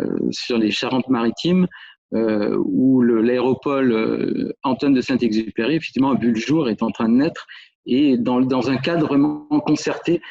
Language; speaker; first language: French; native; French